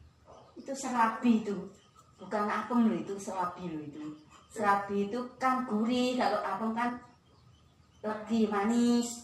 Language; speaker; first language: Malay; non-native, local second language; Javanese